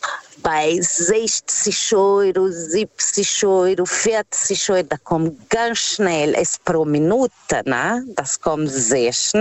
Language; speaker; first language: German; non-native, fluent; Portuguese